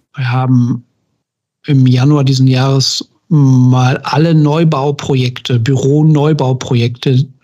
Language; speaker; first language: German; native; German